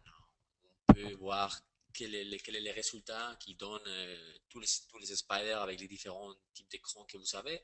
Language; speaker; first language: French; non-native, fluent; Spanish